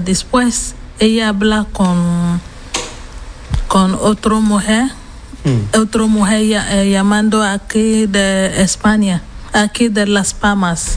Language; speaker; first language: Spanish; non-native, learner; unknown